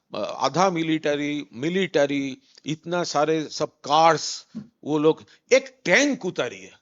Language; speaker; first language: Hindi; non-native, local second language; Bangla